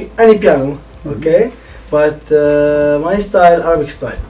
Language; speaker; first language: English; non-native, learner; Arabic